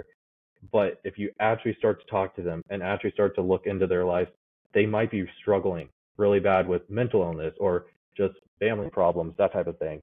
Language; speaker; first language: English; native; English